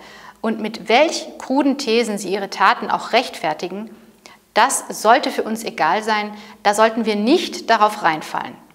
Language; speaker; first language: German; native; German